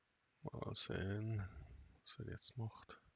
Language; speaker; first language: German; native; German